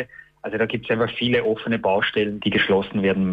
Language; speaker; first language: German; native; German